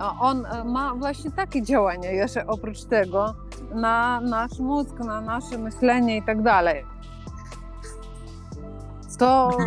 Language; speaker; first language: Polish; non-native, fluent; Ukrainian